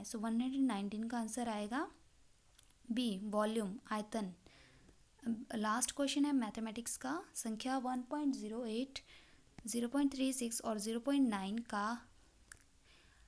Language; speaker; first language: Hindi; native; Hindi